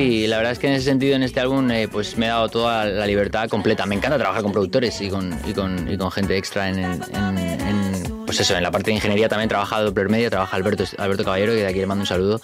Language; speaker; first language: Spanish; native; Spanish